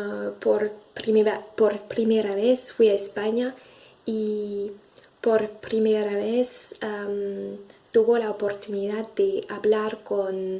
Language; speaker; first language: Spanish; non-native, fluent; French